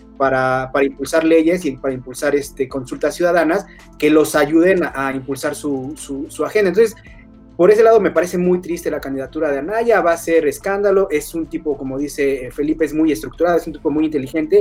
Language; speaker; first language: Spanish; native; Spanish